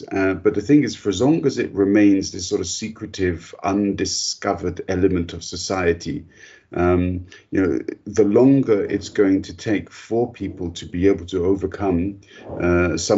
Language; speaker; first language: English; native; English